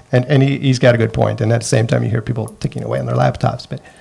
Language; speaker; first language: English; non-native, fluent; Swedish